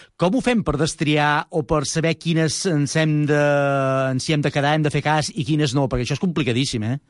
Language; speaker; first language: Catalan; native; Catalan